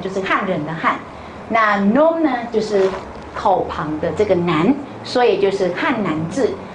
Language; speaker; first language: Chinese; non-native, fluent; Vietnamese